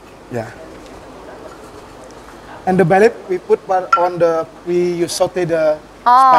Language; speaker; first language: English; non-native, learner; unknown